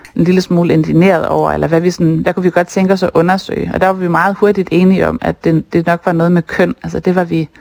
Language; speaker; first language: Danish; native; Danish